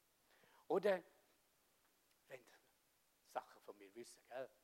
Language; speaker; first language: German; non-native, fluent; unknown